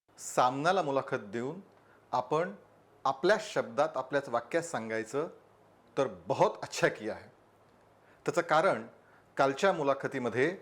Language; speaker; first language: Marathi; native; Marathi